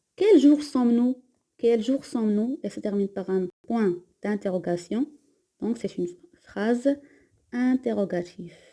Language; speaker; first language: French; non-native, local second language; Arabic